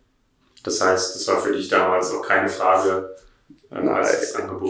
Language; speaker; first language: German; native; German